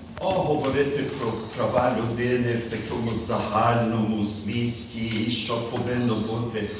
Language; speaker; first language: Ukrainian; early bilingual, heritage; Ukrainian